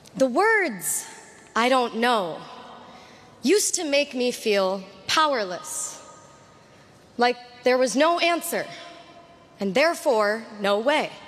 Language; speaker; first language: English; native; English